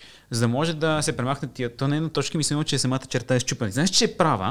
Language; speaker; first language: Bulgarian; native; Bulgarian